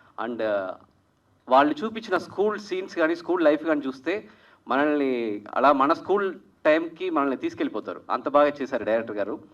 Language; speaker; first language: Telugu; native; Telugu